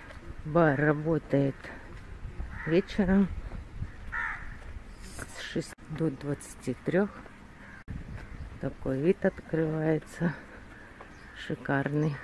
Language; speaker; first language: Russian; native; Russian